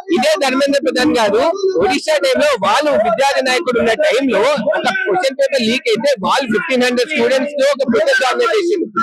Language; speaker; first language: Telugu; native; Telugu